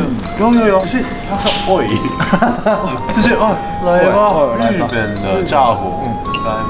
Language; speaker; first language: Chinese; non-native, fluent; Japanese